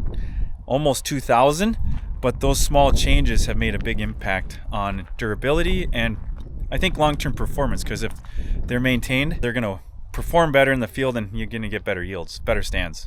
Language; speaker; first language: English; native; English